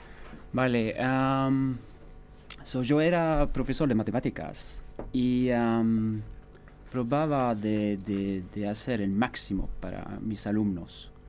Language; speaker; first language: Spanish; non-native, fluent; French